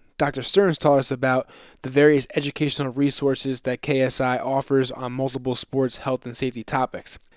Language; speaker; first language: English; native; English